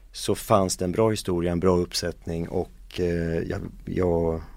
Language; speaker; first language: Swedish; native; Swedish